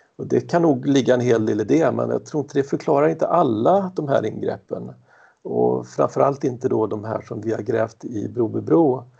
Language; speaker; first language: Swedish; native; Swedish